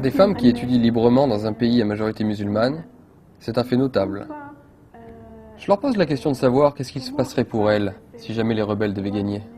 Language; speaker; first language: French; native; French